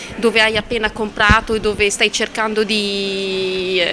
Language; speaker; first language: Italian; non-native, fluent; Arabic